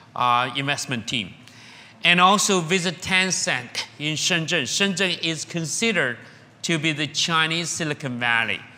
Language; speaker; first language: English; non-native, fluent; Chinese